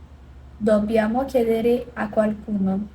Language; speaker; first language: Italian; non-native, learner; Portuguese